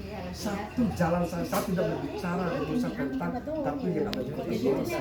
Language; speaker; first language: Indonesian; non-native, local second language; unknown